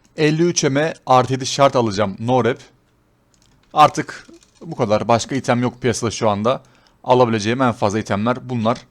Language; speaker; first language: Turkish; native; Turkish